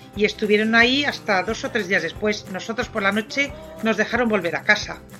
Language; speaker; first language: Spanish; non-native, fluent; French